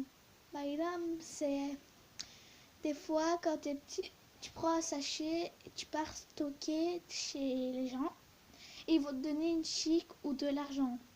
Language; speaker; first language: French; early bilingual, other home language; Turkish